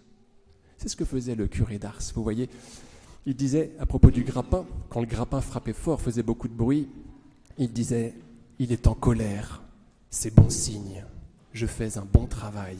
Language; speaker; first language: French; native; French